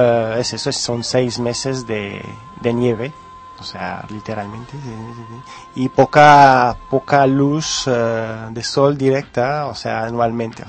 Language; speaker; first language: Spanish; early bilingual, heritage; Spanish